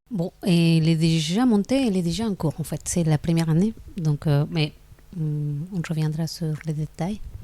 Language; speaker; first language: French; non-native, fluent; Spanish